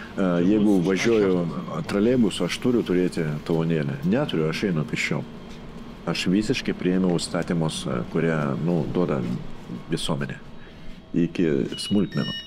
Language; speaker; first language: Lithuanian; non-native, local second language; Russian